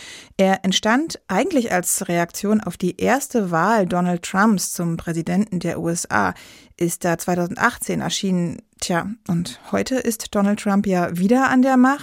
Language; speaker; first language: German; native; German